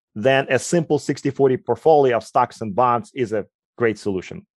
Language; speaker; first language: English; non-native, fluent; Ukrainian